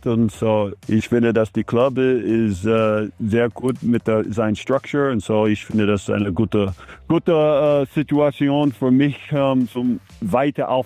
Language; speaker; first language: German; non-native, fluent; English